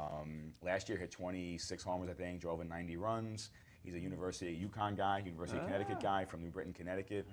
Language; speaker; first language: English; native; English